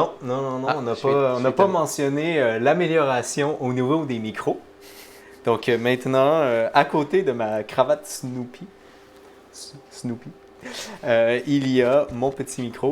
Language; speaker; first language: French; native; French